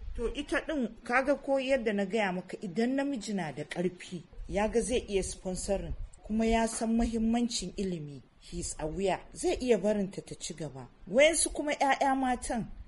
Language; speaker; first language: Hausa; native; Hausa